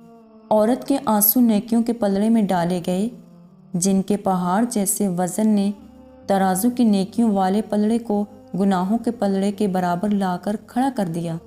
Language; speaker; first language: Urdu; native; Urdu